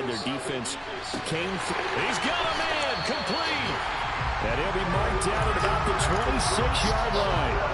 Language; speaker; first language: English; native; English